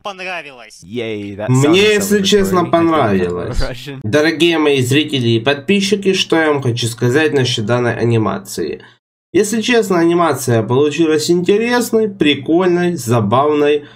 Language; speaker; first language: Russian; native; Russian